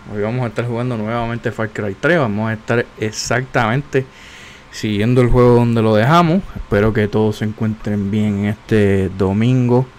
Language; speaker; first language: Spanish; native; Spanish